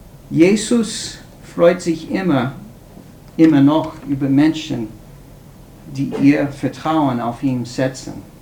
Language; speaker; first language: German; non-native, fluent; English